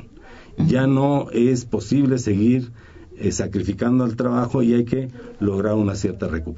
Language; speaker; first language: Spanish; native; Spanish